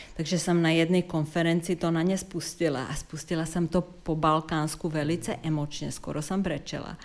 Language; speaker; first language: Czech; non-native, fluent; Serbian